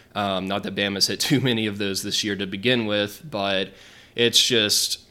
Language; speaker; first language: English; native; English